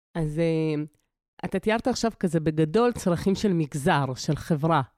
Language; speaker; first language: Hebrew; non-native, fluent; Russian